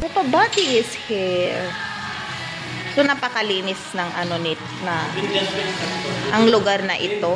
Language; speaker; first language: Filipino; native; Filipino